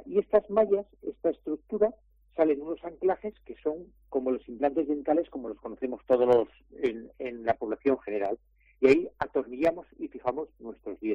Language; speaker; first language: Spanish; native; Spanish